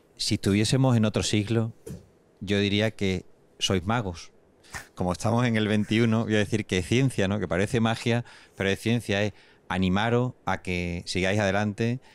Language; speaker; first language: Spanish; native; Spanish